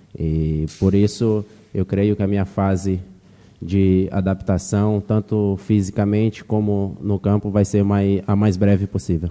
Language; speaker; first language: Portuguese; native; Portuguese